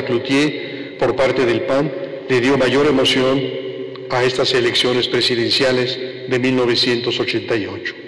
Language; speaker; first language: Spanish; native; Spanish